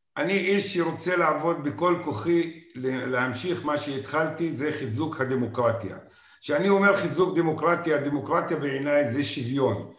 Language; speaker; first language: Hebrew; non-native, local second language; Arabic